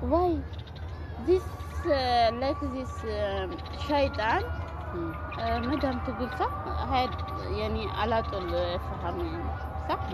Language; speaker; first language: Arabic; non-native, learner; Amharic